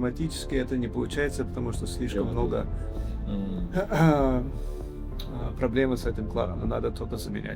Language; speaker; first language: Russian; early bilingual, heritage; English